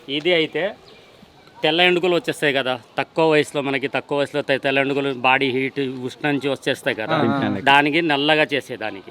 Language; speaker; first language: Telugu; non-native, local second language; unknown